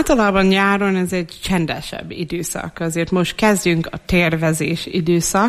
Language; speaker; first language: Hungarian; non-native, fluent; English